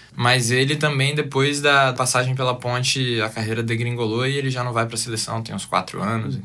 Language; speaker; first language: Portuguese; native; Portuguese